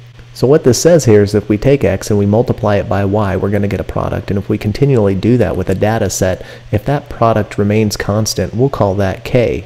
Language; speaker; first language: English; native; English